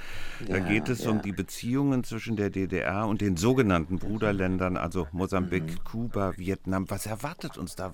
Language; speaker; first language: German; native; German